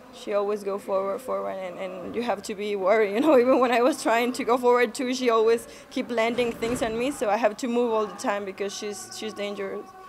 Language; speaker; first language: English; non-native, fluent; Spanish